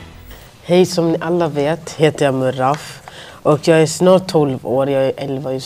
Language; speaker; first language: Swedish; early bilingual, other home language; Arabic